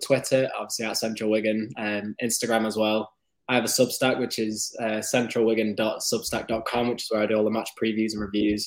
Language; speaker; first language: English; native; English